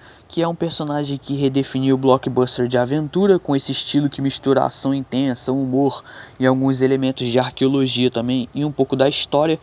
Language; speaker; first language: Portuguese; native; Portuguese